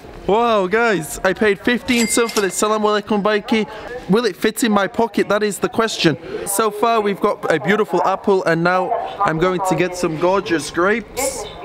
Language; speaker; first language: English; native; English